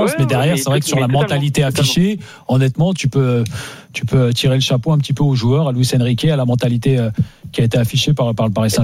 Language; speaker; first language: French; native; French